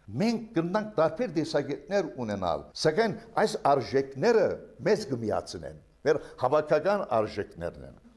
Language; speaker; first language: Armenian; early bilingual, heritage; Armenian